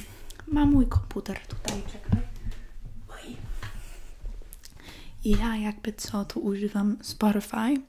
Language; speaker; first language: Polish; early bilingual, heritage; English